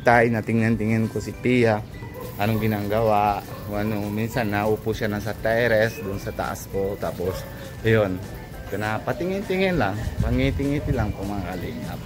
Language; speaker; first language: Filipino; non-native, fluent; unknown